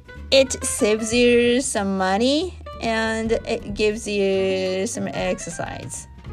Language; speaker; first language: English; non-native, learner; Japanese